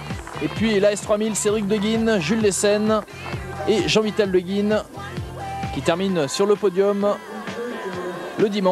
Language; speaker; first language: French; native; French